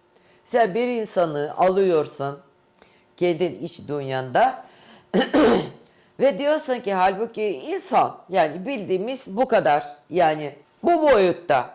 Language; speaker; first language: Turkish; non-native, fluent; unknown